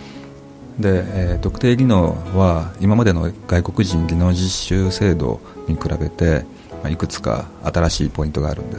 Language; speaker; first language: Japanese; native; Japanese